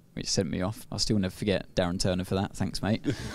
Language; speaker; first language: English; native; English